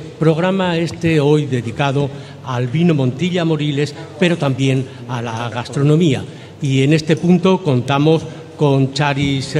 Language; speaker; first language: Spanish; native; Spanish